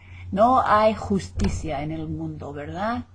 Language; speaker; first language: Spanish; non-native, fluent; English